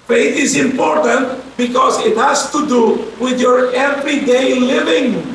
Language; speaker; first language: English; non-native, local second language; Filipino